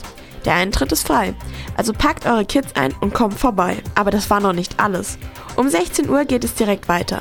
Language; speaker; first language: German; native; German